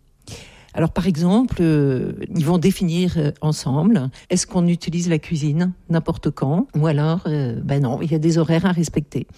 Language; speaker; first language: French; native; French